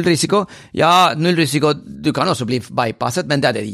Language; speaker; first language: Norwegian; non-native, fluent; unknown